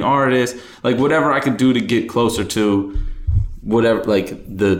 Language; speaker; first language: English; native; English